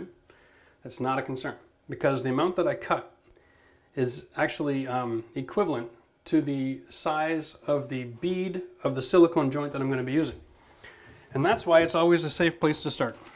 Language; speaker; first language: English; native; English